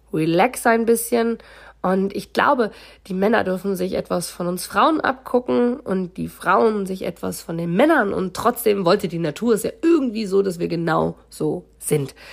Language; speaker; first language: German; native; German